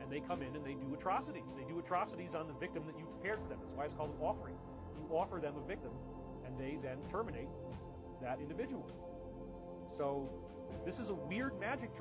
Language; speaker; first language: English; native; English